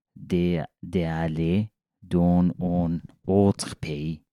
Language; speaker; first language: French; non-native, learner; Persian